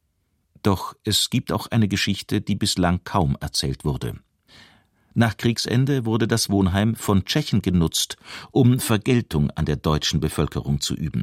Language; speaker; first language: German; native; German